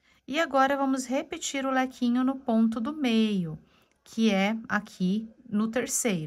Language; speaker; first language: Portuguese; native; Portuguese